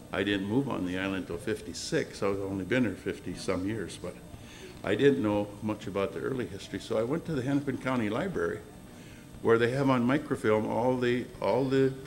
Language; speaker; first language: English; native; English